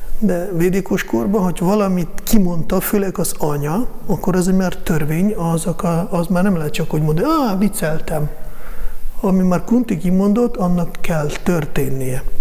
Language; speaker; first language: Hungarian; non-native, fluent; Russian